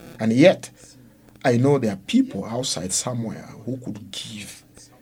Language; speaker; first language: English; non-native, fluent; Luo (Kenya and Tanzania)